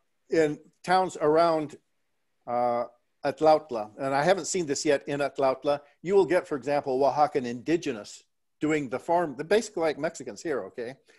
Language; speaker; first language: English; early bilingual, other home language; Spanish